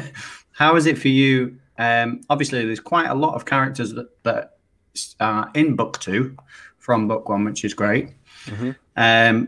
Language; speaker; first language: English; native; English